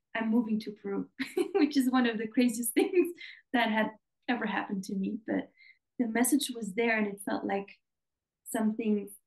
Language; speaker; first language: English; non-native, fluent; Dutch